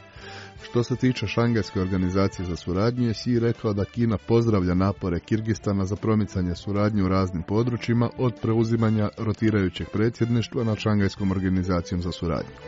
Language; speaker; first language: Croatian; non-native, fluent; Chinese